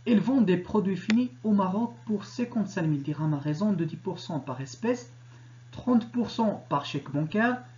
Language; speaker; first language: French; non-native, local second language; Arabic